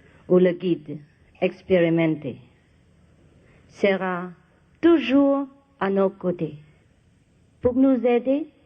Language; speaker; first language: French; non-native, learner; Vietnamese